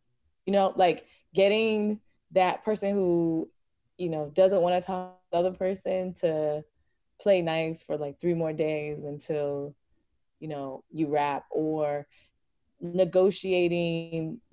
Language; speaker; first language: English; native; English